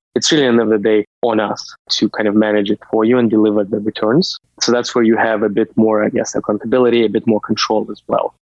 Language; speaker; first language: English; non-native, fluent; Russian